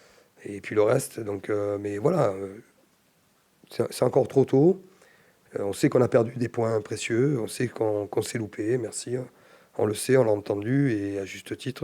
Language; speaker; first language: French; native; French